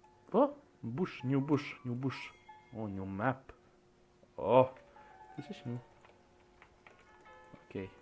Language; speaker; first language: English; non-native, learner; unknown